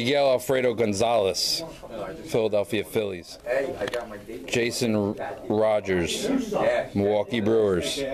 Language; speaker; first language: English; native; English